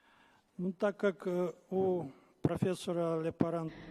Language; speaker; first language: Russian; native; Russian